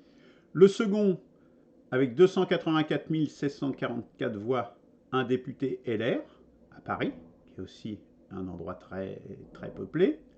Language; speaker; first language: French; native; French